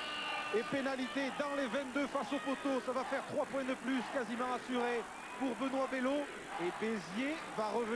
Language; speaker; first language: French; native; French